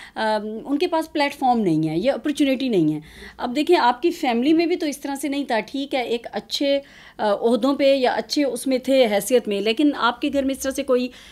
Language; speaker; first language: Urdu; native; Urdu